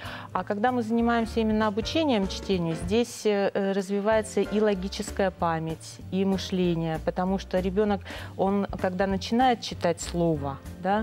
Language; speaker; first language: Russian; native; Russian